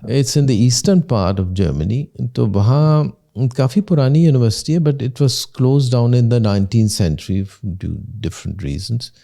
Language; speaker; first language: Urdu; early bilingual, heritage; Urdu